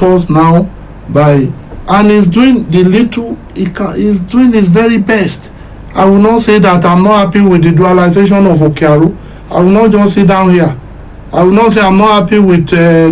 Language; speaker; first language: English; non-native, local second language; Yoruba